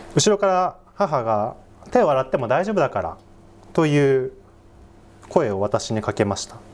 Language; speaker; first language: Japanese; native; Japanese